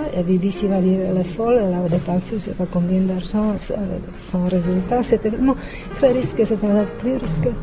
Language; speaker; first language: French; non-native, fluent; Czech